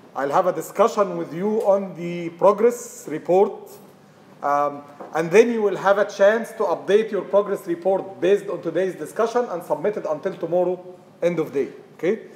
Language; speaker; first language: English; non-native, fluent; Arabic